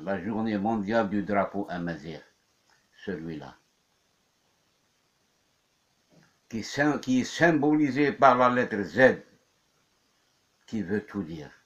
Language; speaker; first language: French; non-native, local second language; Kabyle